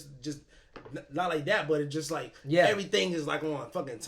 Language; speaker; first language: English; native; English